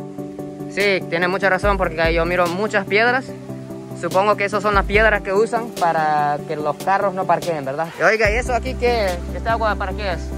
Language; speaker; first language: Spanish; non-native, fluent; Japanese